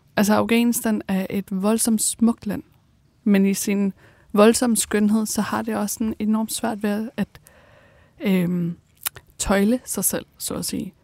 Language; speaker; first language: Danish; early bilingual, other home language; Persian